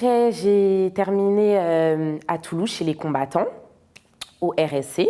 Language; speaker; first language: French; native; French